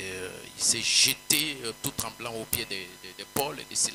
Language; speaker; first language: French; non-native, local second language; Swahili